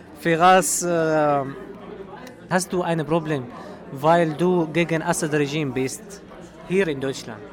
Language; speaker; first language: German; non-native, learner; Arabic